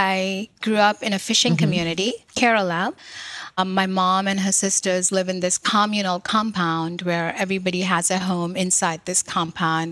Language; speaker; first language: English; non-native, local second language; Malayalam